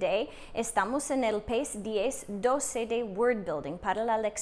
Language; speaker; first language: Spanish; non-native, fluent; English